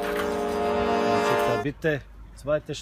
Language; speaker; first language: German; non-native, learner; Bosnian